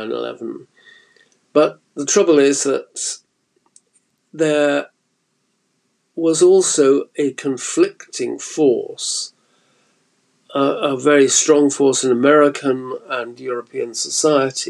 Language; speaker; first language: English; native; English